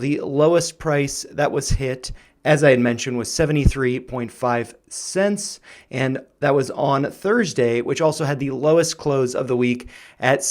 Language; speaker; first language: English; native; English